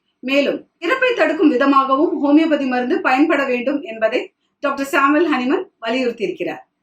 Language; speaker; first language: Tamil; non-native, local second language; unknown